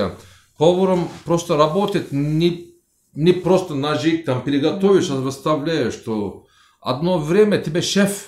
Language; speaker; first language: Russian; non-native, learner; Turkish